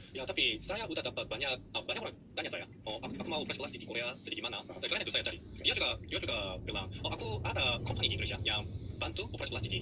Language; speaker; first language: Indonesian; non-native, learner; Korean